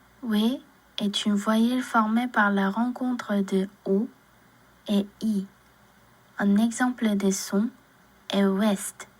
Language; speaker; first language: French; non-native, learner; Korean